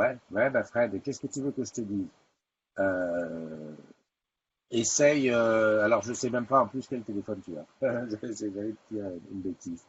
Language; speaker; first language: French; native; French